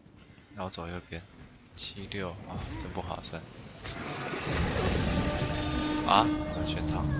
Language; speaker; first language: Chinese; native; Chinese